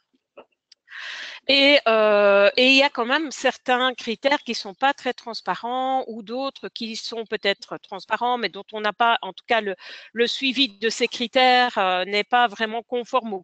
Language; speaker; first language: French; native; French